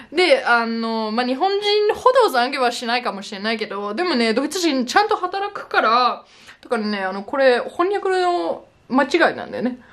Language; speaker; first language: Japanese; non-native, fluent; German